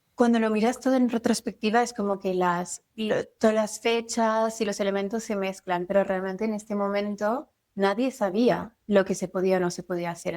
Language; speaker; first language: Spanish; non-native, fluent; French